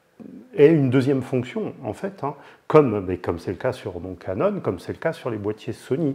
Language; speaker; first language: French; native; French